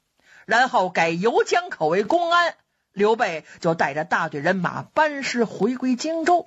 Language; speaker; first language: Chinese; native; Chinese